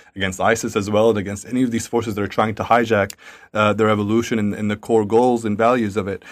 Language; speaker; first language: English; early bilingual, other home language; Arabic